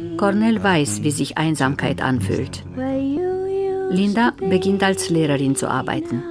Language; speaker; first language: German; native; German